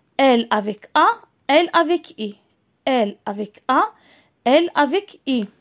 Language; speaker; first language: French; non-native, local second language; Arabic